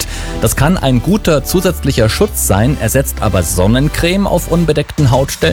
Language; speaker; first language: German; native; German